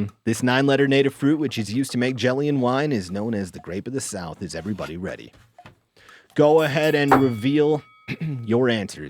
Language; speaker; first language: English; native; English